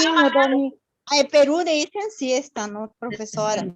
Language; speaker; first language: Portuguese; non-native, learner; Spanish